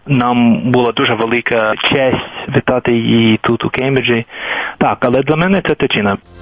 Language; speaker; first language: Ukrainian; non-native, fluent; English